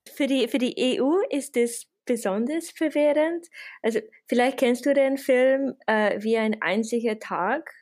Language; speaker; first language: German; non-native, fluent; English